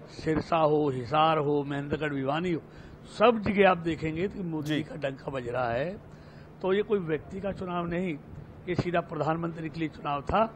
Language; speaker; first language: Hindi; native; Hindi